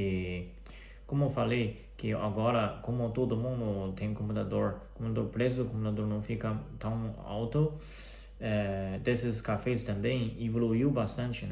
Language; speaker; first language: Portuguese; non-native, fluent; Chinese